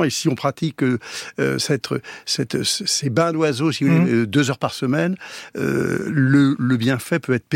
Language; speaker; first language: French; native; French